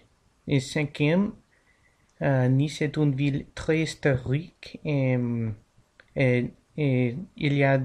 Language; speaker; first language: French; non-native, learner; English